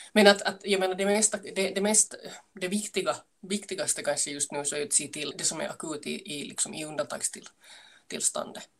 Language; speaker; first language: Swedish; native; Swedish